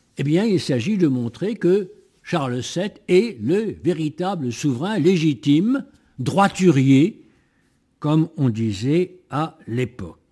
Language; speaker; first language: French; native; French